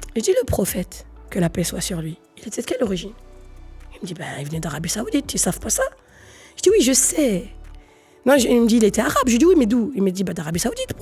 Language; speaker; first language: French; native; French